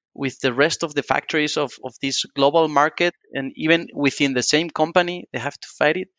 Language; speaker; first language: English; non-native, fluent; Spanish